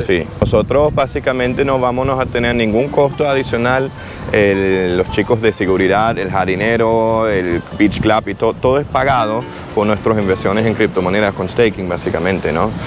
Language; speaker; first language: Spanish; non-native, fluent; German